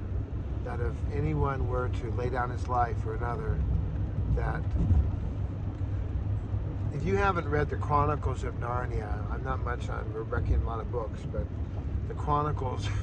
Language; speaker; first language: English; native; English